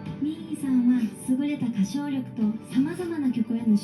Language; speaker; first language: Japanese; native; Japanese